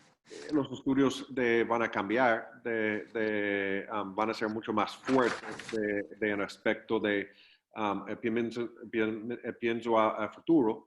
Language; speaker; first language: Spanish; non-native, fluent; English